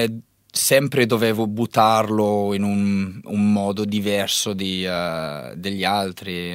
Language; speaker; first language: Italian; non-native, learner; English